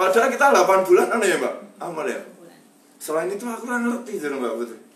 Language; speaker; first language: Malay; non-native, local second language; Javanese